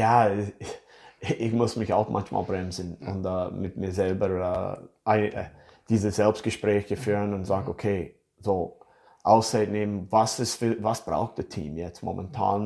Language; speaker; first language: German; non-native, fluent; English